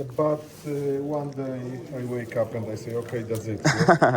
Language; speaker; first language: English; non-native, learner; Polish